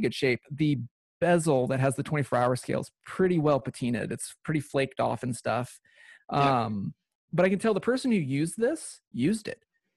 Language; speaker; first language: English; native; English